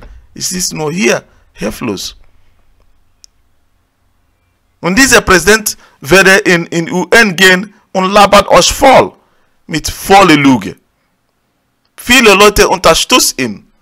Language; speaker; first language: German; non-native, learner; Igbo